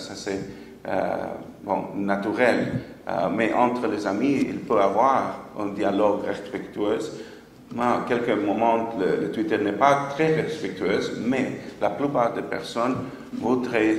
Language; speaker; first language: French; non-native, fluent; English